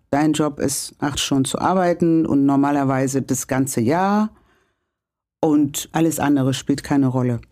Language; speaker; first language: German; non-native, fluent; Kinyarwanda